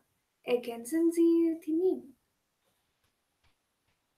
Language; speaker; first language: German; non-native, learner; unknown